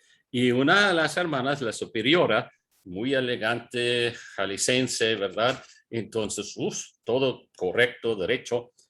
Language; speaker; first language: Spanish; non-native, fluent; English